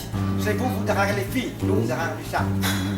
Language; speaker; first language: French; non-native, learner; Vietnamese